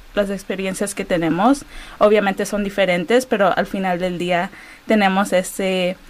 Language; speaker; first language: Spanish; early bilingual, heritage; Spanish